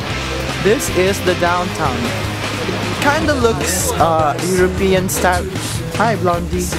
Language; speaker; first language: English; non-native, local second language; Filipino